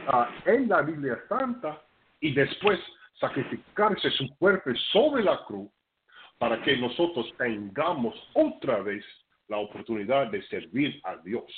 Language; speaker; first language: Spanish; non-native, fluent; English